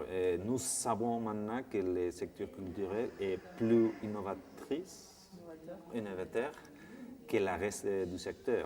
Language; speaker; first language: French; non-native, fluent; Spanish